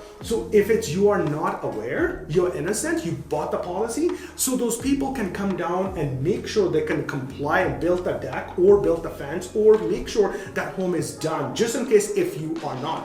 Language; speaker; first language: English; non-native, fluent; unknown